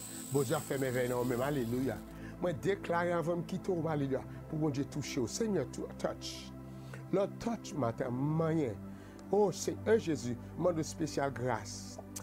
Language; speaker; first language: French; native; French